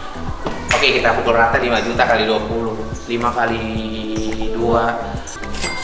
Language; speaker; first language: Indonesian; native; Indonesian